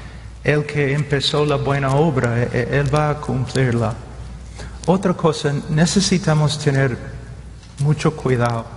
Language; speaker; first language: Spanish; non-native, fluent; English